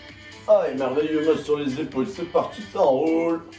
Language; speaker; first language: French; native; French